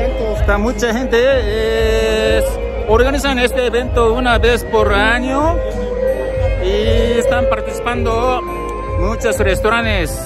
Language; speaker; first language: Spanish; non-native, learner; Japanese